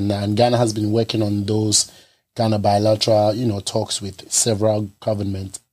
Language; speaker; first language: English; non-native, local second language; Ewe